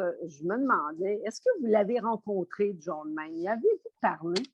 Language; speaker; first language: French; native; French